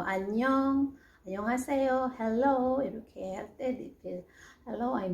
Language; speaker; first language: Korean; non-native, learner; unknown